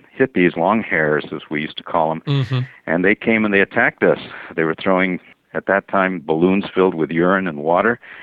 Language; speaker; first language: English; non-native, fluent; Spanish